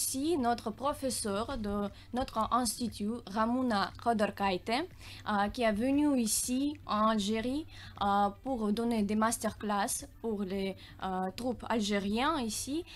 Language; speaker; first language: French; non-native, learner; Russian